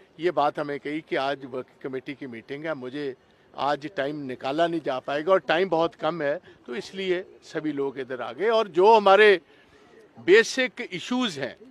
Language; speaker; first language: Hindi; non-native, local second language; Punjabi